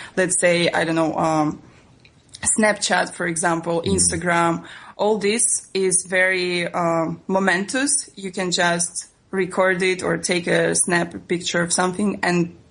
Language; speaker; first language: English; non-native, fluent; Russian